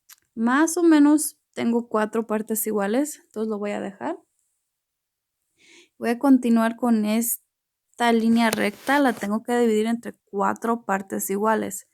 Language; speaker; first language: Spanish; early bilingual, heritage; Spanish